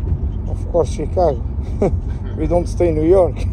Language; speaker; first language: English; non-native, learner; Portuguese